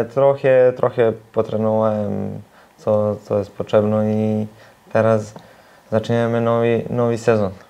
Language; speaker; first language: Polish; non-native, learner; Serbian